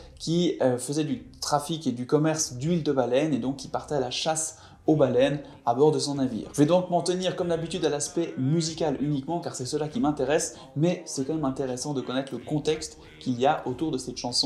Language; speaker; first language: French; native; French